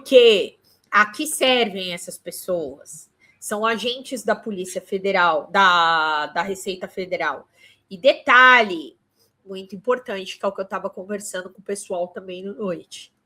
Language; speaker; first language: Portuguese; native; Portuguese